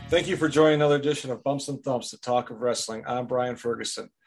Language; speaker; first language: English; native; English